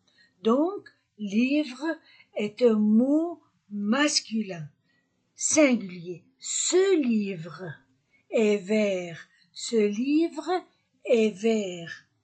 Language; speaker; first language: French; non-native, fluent; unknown